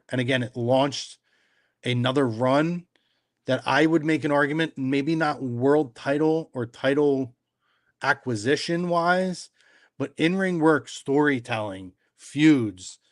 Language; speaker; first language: English; native; English